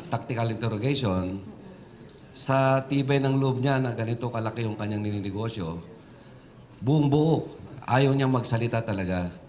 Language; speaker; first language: Filipino; native; Filipino